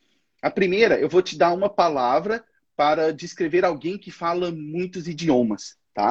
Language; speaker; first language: Portuguese; native; Portuguese